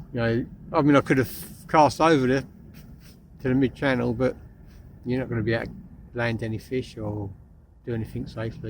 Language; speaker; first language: English; native; English